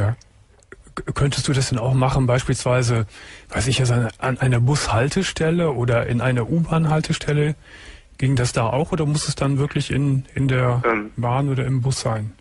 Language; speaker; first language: German; native; German